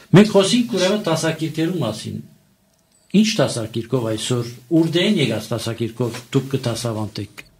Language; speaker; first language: Armenian; early bilingual, heritage; Armenian